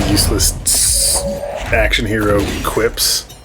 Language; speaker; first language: English; native; English